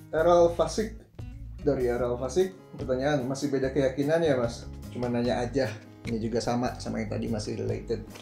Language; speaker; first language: Indonesian; native; Indonesian